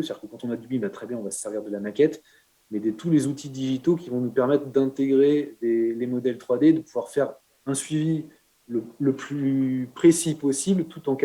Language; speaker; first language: French; native; French